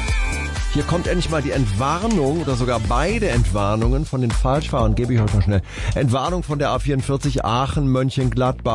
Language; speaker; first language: German; native; German